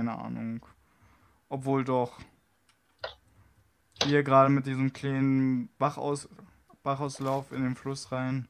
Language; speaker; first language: German; native; German